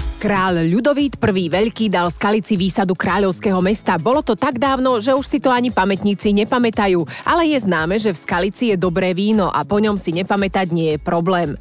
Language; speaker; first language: Slovak; native; Slovak